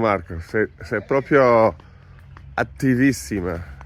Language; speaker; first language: Italian; non-native, learner; German